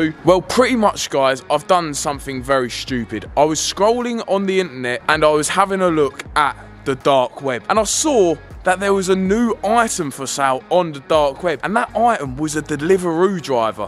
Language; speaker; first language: English; native; English